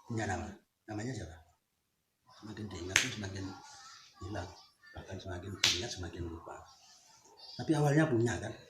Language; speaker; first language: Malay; non-native, local second language; Javanese